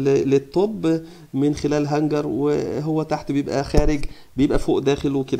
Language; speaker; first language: Arabic; native; Arabic